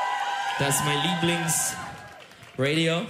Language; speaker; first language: German; non-native, learner; Turkish